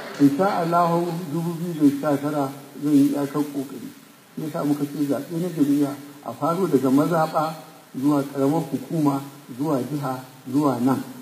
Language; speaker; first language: Hausa; non-native, local second language; Fula